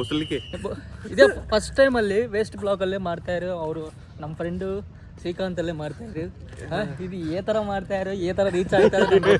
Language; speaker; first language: Kannada; non-native, learner; Telugu